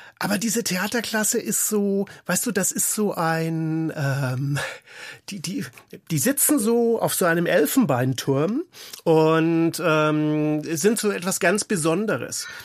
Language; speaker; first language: German; native; German